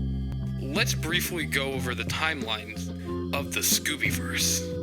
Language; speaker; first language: English; native; English